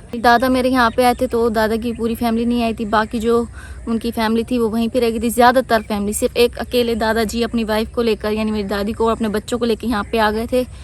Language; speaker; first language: Urdu; native; Urdu